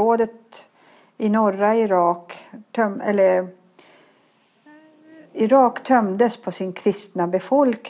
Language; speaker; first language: Swedish; early bilingual, other home language; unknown